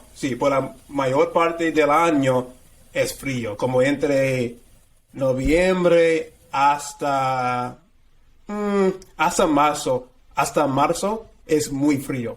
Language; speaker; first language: Spanish; non-native, fluent; English